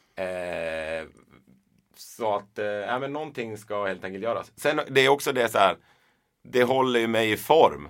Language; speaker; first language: Swedish; native; Swedish